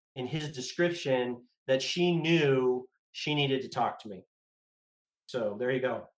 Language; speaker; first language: English; native; English